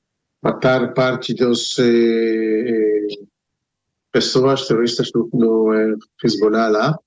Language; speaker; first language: Portuguese; non-native, fluent; Hebrew